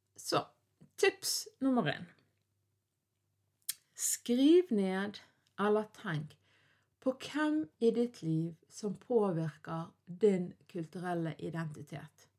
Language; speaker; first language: Norwegian; early bilingual, other home language; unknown